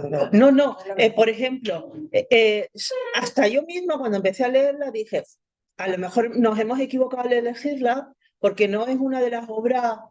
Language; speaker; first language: Spanish; native; Spanish